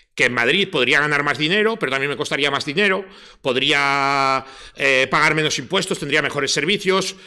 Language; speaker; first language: Spanish; native; Spanish